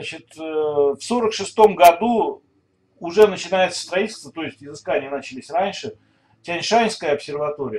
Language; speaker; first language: Russian; native; Russian